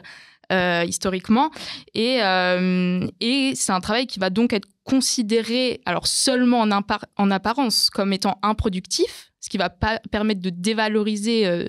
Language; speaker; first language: French; native; French